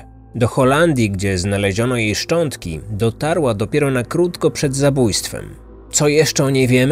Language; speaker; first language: Polish; native; Polish